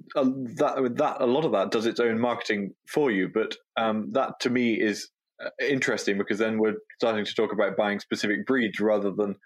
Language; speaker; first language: English; native; English